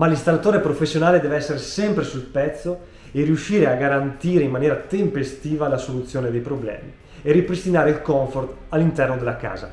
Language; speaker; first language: Italian; native; Italian